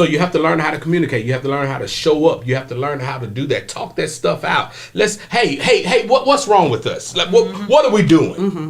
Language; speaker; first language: English; native; English